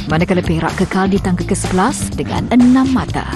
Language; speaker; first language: Malay; native; Malay